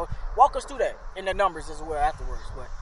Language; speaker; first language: English; native; English